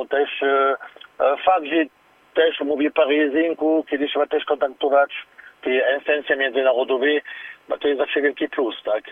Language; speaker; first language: Polish; non-native, learner; French